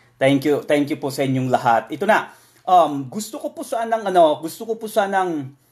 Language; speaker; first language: Filipino; non-native, local second language; Masbatenyo